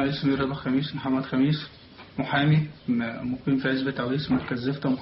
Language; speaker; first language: Arabic; native; Arabic